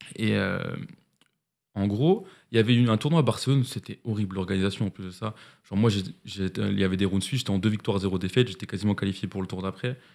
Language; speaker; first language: French; native; French